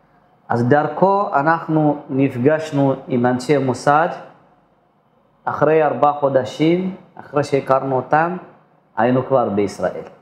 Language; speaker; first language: Hebrew; non-native, fluent; Amharic